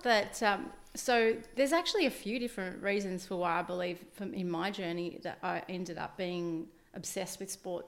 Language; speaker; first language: English; native; English